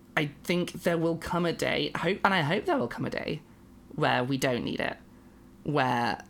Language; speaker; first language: English; native; English